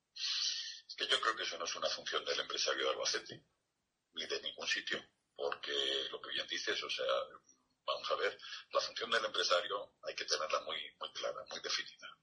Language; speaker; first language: Spanish; native; Spanish